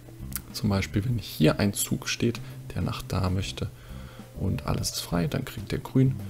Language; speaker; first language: German; native; German